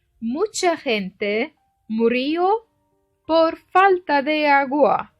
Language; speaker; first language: Spanish; non-native, fluent; Turkish